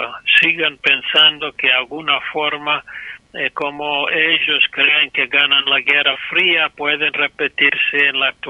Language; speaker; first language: Spanish; non-native, fluent; English